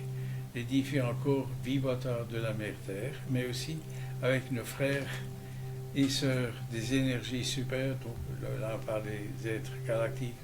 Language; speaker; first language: French; native; French